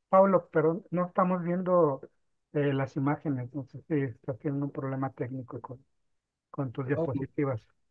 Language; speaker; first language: Spanish; native; Spanish